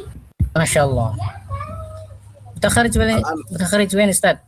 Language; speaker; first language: Arabic; non-native, learner; Indonesian